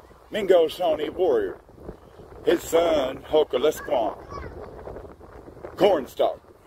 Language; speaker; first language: English; native; English